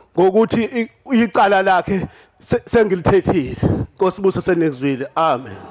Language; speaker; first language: Zulu; native; Zulu